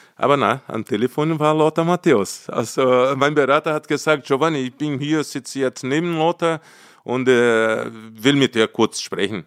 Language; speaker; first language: German; non-native, fluent; Portuguese